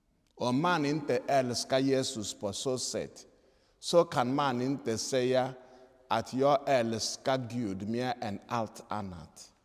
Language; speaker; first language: Swedish; non-native, fluent; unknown